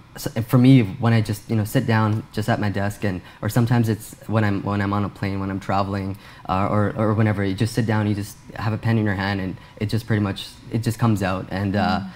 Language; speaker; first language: English; native; English